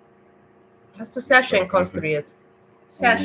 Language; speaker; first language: German; non-native, learner; Romanian